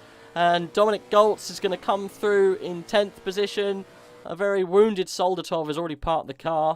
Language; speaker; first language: English; native; English